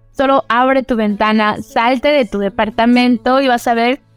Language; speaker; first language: Spanish; early bilingual, heritage; Spanish